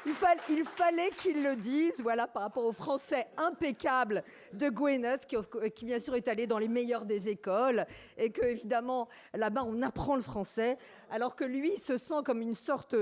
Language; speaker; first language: French; native; French